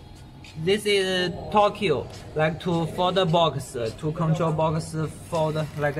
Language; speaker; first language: English; non-native, learner; Chinese